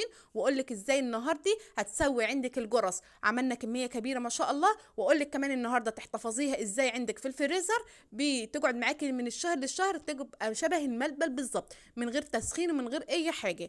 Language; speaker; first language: Arabic; native; Arabic